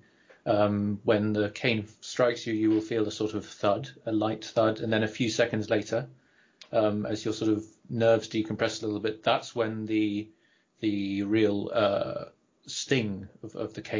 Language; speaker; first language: English; native; English